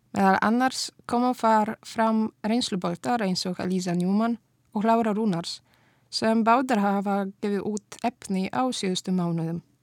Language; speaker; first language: Icelandic; non-native, fluent; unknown